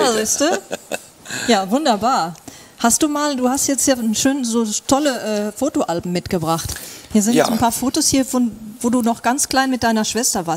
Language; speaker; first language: German; native; German